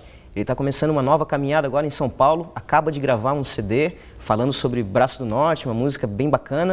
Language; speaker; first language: Portuguese; native; Portuguese